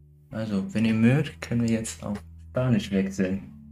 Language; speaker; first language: German; native; German